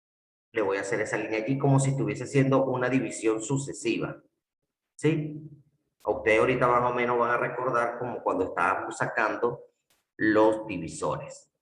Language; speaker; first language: Spanish; native; Spanish